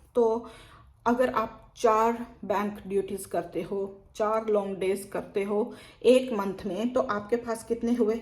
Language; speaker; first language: Urdu; native; Urdu